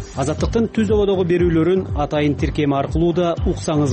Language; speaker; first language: Kyrgyz; native; Kyrgyz